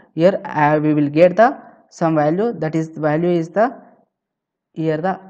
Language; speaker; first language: English; non-native, local second language; Telugu